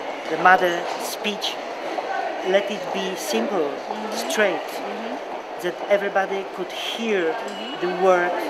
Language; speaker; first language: English; non-native, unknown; Polish